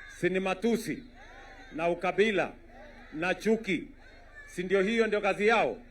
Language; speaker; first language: Swahili; non-native, local second language; Kalenjin